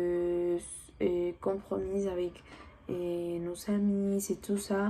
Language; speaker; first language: French; non-native, learner; Spanish